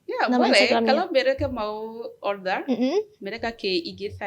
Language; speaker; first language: Indonesian; non-native, learner; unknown